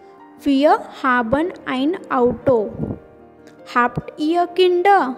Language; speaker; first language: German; non-native, learner; English